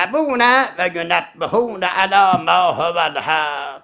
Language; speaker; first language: Arabic; non-native, fluent; Azerbaijani